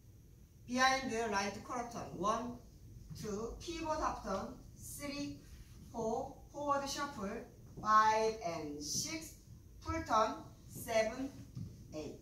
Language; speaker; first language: English; non-native, fluent; Korean